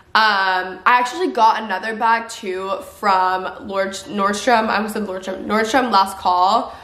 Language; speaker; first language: English; native; English